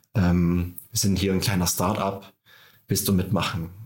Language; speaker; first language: German; native; German